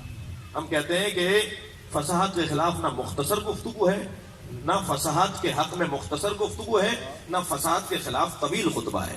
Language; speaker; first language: Urdu; native; Urdu